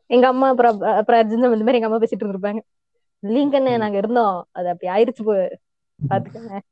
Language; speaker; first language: Tamil; native; Tamil